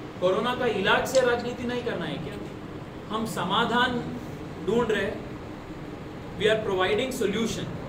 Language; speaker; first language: Hindi; non-native, local second language; Kannada